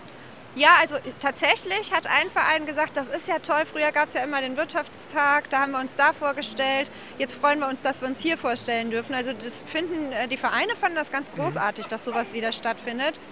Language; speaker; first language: German; native; German